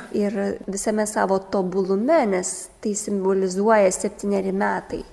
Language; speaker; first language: Lithuanian; native; Lithuanian